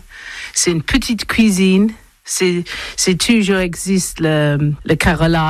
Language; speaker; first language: French; non-native, learner; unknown